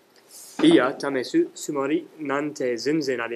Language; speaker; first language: Japanese; non-native, learner; English